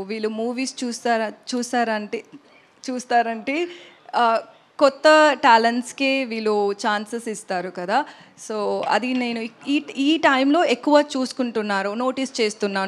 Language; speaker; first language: Telugu; non-native, learner; Tamil